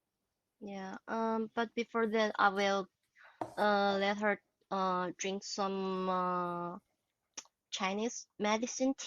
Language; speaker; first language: English; non-native, learner; Chinese